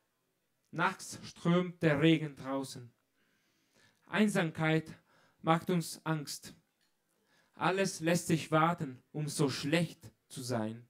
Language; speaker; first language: German; non-native, fluent; Italian